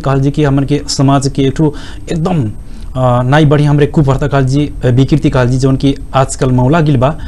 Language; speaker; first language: Bhojpuri; non-native, local second language; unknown